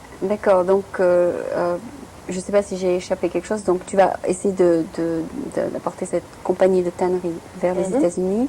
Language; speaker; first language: French; native; French